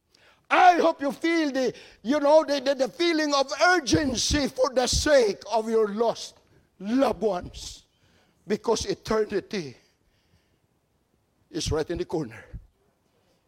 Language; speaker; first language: English; non-native, local second language; Cebuano